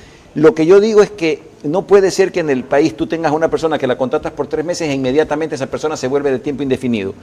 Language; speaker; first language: Spanish; native; Spanish